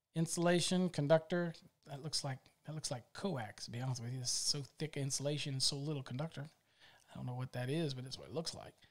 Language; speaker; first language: English; native; English